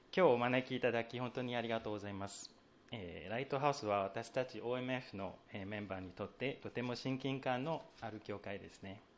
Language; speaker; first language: Japanese; non-native, fluent; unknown